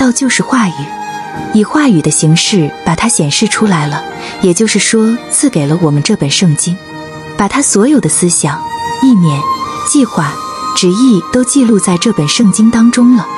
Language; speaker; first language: Chinese; native; Chinese